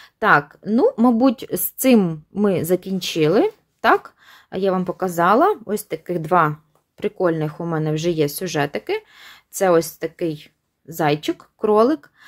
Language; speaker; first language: Ukrainian; non-native, local second language; Russian